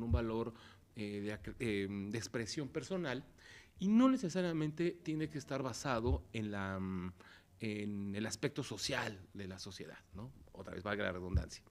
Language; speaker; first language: Spanish; native; Spanish